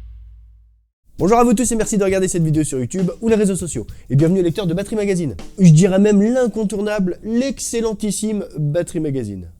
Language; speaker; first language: French; native; French